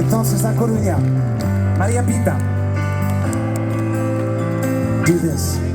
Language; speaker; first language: Spanish; non-native, learner; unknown